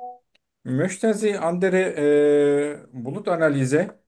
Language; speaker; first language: German; non-native, fluent; Turkish